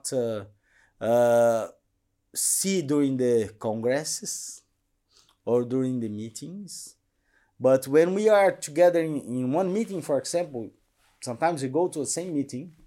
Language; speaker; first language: English; non-native, fluent; Portuguese